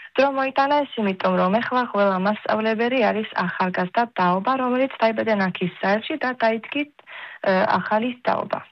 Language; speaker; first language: Georgian; early bilingual, heritage; Hebrew